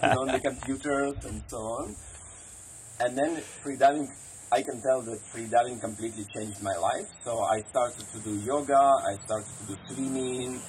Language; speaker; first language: English; non-native, fluent; Russian